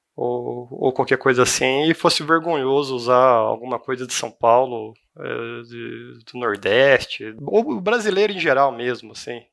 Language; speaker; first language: Portuguese; native; Portuguese